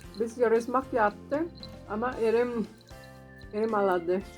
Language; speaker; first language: Turkish; non-native, learner; Cebuano